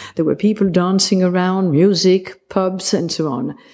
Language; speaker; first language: English; non-native, fluent; French